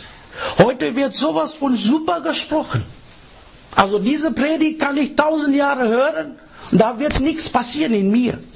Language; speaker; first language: German; non-native, fluent; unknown